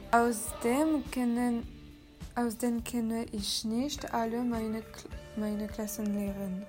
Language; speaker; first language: German; non-native, learner; French